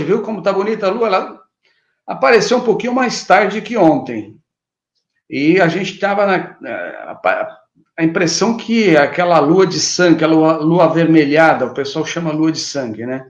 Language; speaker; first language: Portuguese; native; Portuguese